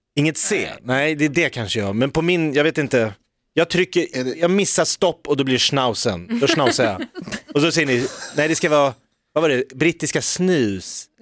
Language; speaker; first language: Swedish; native; Swedish